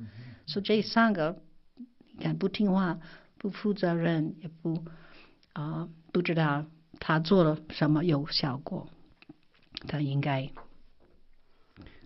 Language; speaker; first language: Chinese; non-native, fluent; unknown